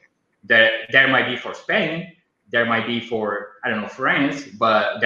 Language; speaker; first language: English; non-native, fluent; Portuguese